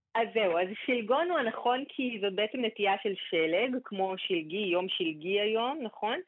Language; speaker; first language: Hebrew; native; Hebrew